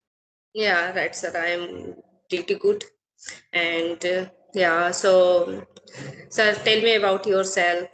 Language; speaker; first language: English; non-native, learner; Hindi